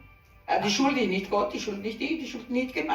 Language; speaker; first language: German; non-native, learner; Portuguese